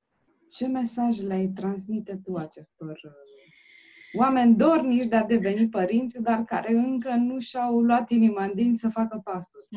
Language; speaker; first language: Romanian; native; Romanian